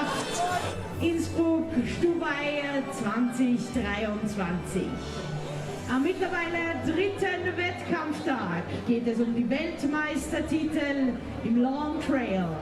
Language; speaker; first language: German; native; German